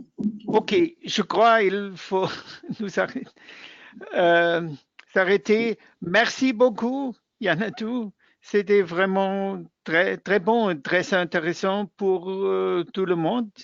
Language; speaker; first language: French; non-native, fluent; German